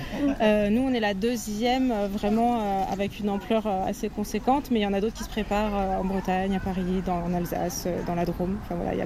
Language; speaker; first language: French; native; French